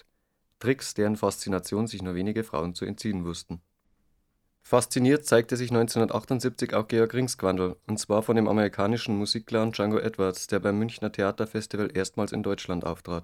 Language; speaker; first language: German; native; German